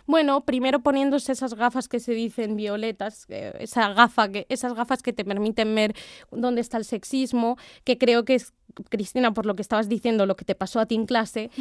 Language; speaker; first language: Spanish; native; Spanish